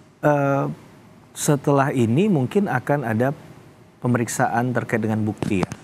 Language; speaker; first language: Indonesian; native; Indonesian